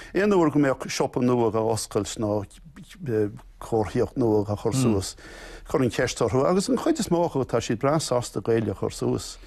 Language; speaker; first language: Irish; non-native, local second language; English